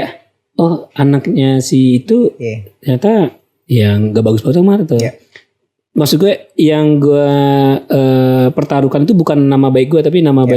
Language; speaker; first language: Indonesian; native; Indonesian